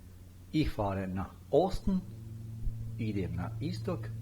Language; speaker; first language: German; non-native, fluent; Bosnian